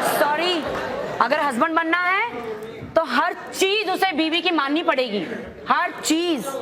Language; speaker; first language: Hindi; native; Hindi